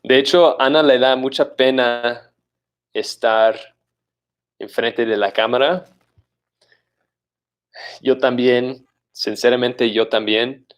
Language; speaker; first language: Spanish; non-native, fluent; English